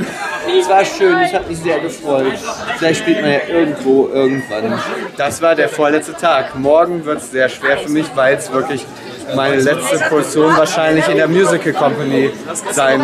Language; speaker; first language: German; native; German